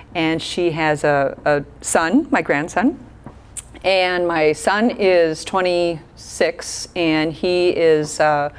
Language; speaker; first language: English; native; English